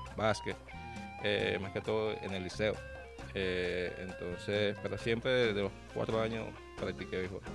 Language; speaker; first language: Spanish; native; Spanish